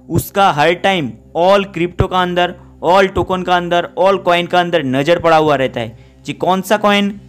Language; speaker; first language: Hindi; non-native, local second language; Bangla